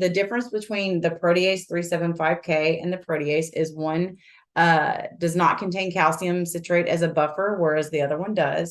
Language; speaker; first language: English; native; English